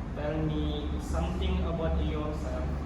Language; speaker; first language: English; non-native, learner; Indonesian